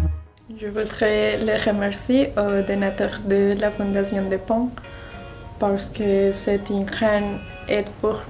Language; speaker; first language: French; non-native, learner; Spanish